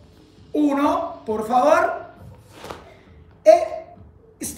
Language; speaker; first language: Spanish; non-native, learner; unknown